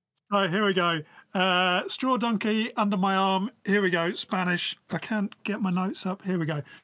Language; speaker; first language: English; native; English